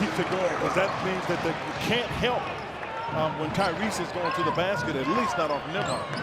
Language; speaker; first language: English; native; English